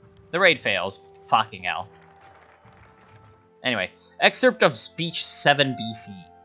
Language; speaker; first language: English; native; English